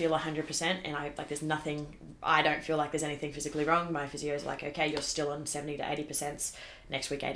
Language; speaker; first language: English; native; English